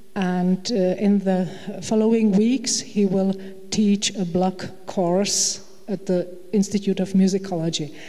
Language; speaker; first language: English; non-native, fluent; Czech